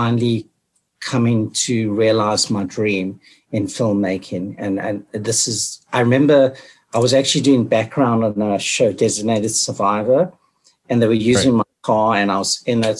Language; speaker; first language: English; native; English